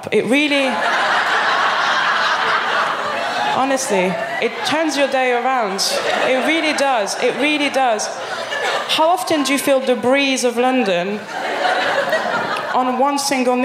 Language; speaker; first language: English; non-native, fluent; French